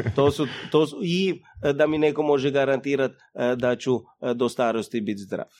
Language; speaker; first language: Croatian; early bilingual, heritage; Croatian